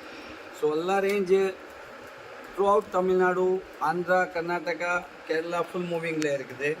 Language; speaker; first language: Tamil; non-native, fluent; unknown